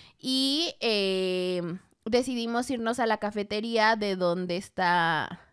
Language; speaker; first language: Spanish; native; Spanish